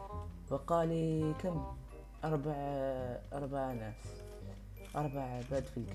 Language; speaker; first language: Arabic; native; Arabic